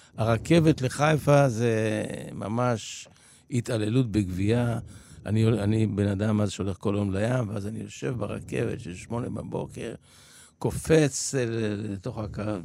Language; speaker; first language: Hebrew; early bilingual, other home language; Polish